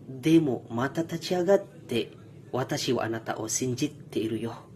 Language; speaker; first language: Japanese; non-native, learner; Indonesian